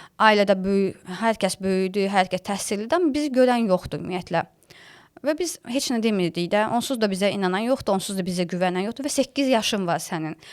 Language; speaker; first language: Azerbaijani; native; Azerbaijani